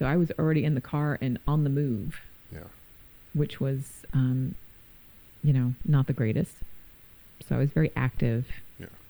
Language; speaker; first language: English; native; English